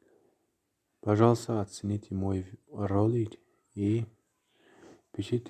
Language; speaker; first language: Russian; non-native, learner; Tajik